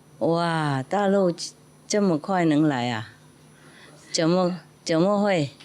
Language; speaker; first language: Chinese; non-native, fluent; Vietnamese